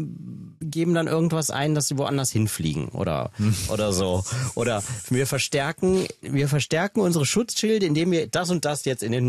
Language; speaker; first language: German; native; German